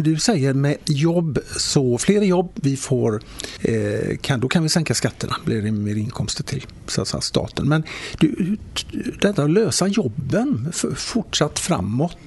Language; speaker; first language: Swedish; native; Swedish